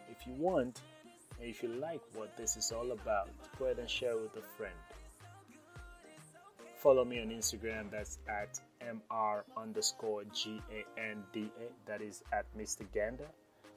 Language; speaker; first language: English; non-native, local second language; Krio